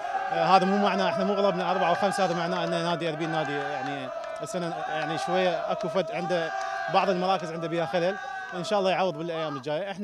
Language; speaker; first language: Arabic; native; Arabic